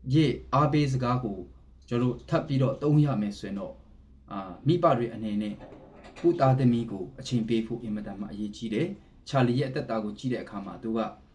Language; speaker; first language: Burmese; non-native, local second language; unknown